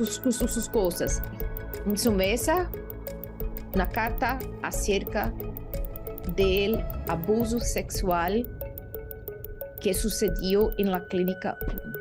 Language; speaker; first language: Spanish; non-native, learner; Portuguese